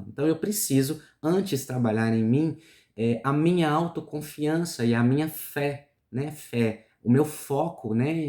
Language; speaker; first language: Portuguese; native; Portuguese